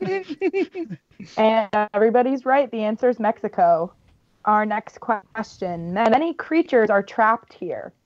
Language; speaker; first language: English; native; English